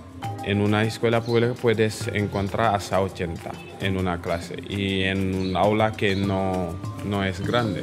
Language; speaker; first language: Spanish; non-native, fluent; Wolof